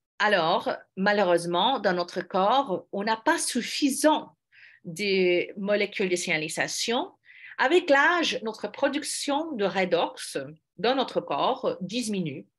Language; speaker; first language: French; non-native, fluent; English